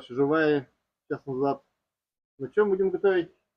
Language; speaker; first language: Russian; native; Russian